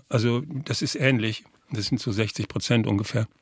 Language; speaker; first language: German; native; German